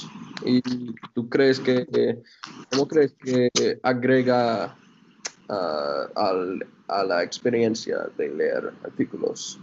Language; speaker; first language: Spanish; non-native, fluent; English